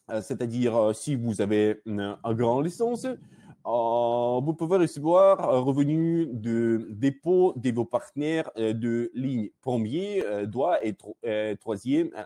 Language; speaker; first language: French; non-native, learner; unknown